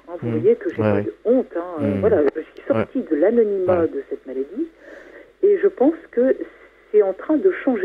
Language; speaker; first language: French; native; French